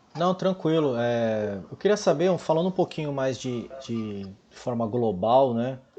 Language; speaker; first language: Portuguese; native; Portuguese